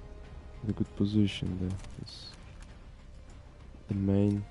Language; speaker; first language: English; non-native, learner; Ukrainian